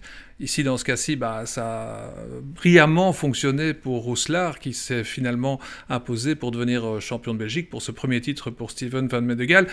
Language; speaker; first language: French; native; French